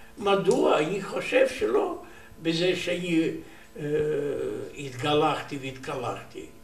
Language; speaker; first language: Hebrew; non-native, learner; Romanian